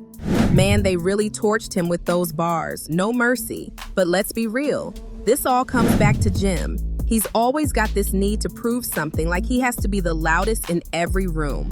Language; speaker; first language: English; native; English